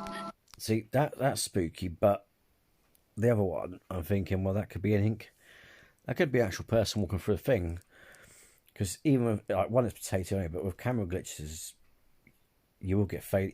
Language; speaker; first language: English; native; English